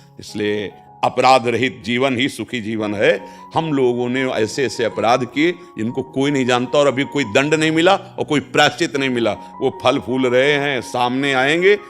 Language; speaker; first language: Hindi; native; Hindi